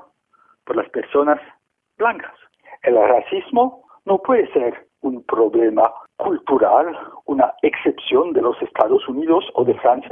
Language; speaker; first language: Spanish; non-native, fluent; French